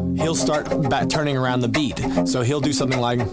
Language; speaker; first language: English; native; English